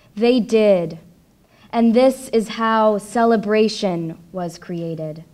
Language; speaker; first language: English; native; English